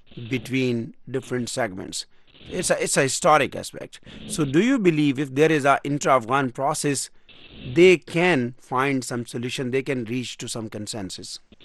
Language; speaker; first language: English; non-native, local second language; Urdu